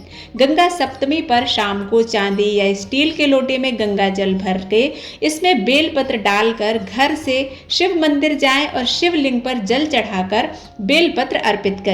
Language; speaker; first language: Hindi; native; Hindi